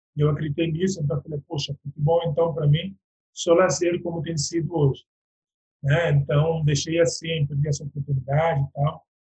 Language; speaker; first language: Portuguese; non-native, local second language; Upper Guinea Crioulo